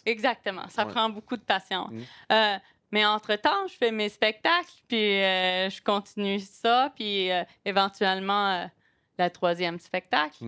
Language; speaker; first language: French; non-native, local second language; English